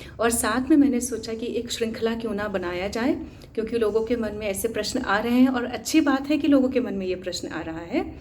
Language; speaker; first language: Hindi; non-native, local second language; Assamese